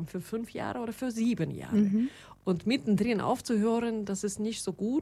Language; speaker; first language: German; non-native, fluent; Russian